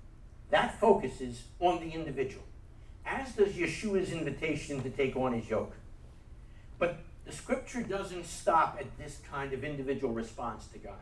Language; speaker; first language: English; native; English